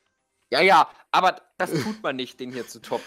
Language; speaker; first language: German; native; German